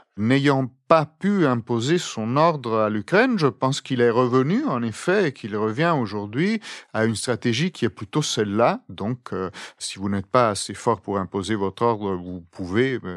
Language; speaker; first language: French; non-native, fluent; Italian